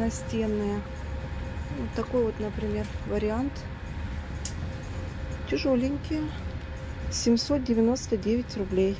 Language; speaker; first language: Russian; native; Russian